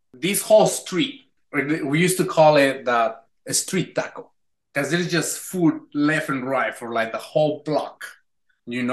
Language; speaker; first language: English; non-native, fluent; Spanish